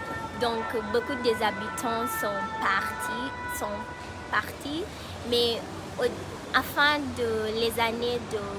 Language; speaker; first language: French; non-native, fluent; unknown